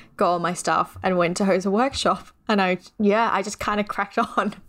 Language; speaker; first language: English; non-native, fluent; Thai